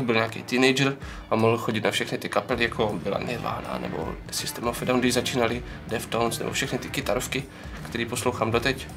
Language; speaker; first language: Czech; native; Czech